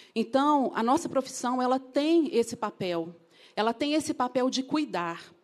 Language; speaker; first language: Portuguese; native; Portuguese